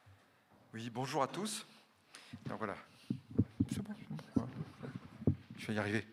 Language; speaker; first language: French; native; French